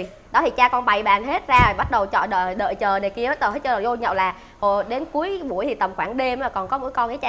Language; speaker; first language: Vietnamese; native; Vietnamese